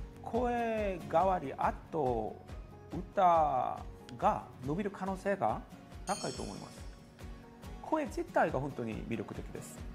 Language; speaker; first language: Japanese; non-native, learner; Korean